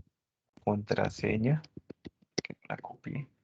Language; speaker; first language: Spanish; native; Spanish